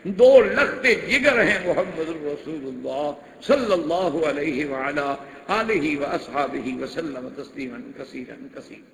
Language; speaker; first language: Urdu; non-native, local second language; Punjabi